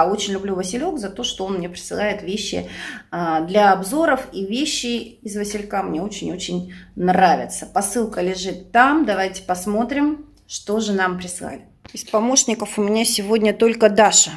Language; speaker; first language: Russian; native; Russian